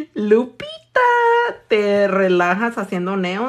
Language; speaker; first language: Spanish; early bilingual, heritage; Spanish